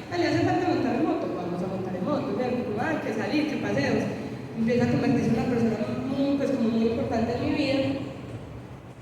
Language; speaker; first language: Spanish; native; Spanish